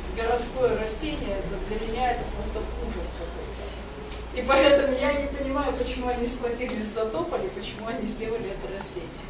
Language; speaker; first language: Russian; non-native, local second language; Georgian